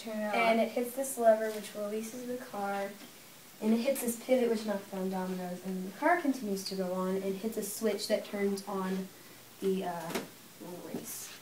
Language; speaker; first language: English; native; English